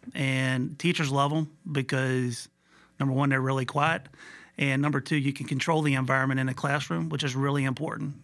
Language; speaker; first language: English; native; English